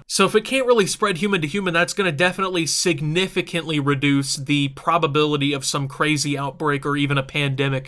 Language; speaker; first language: English; native; English